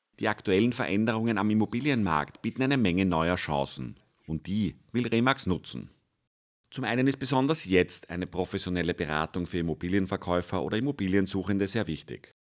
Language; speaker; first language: German; native; German